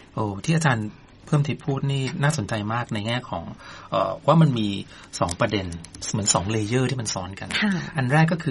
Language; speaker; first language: Thai; native; Thai